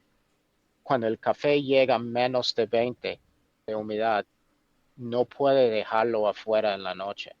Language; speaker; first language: Spanish; non-native, fluent; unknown